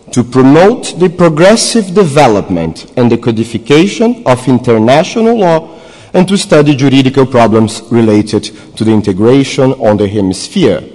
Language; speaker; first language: English; non-native, fluent; Portuguese